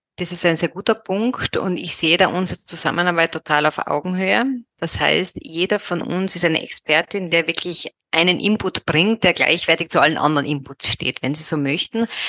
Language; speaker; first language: German; native; German